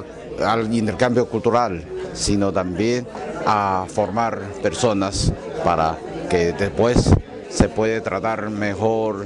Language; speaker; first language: Spanish; non-native, fluent; Chinese